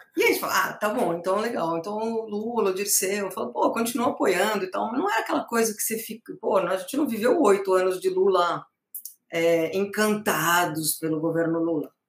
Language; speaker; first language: Portuguese; early bilingual, other home language; Spanish